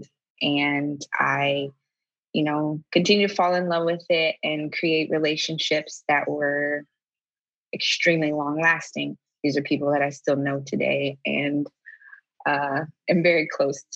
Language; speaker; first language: English; native; English